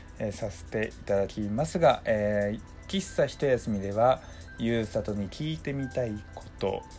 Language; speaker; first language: Japanese; native; Japanese